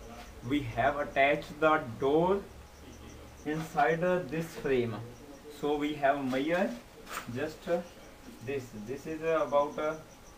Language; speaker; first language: English; non-native, local second language; Hindi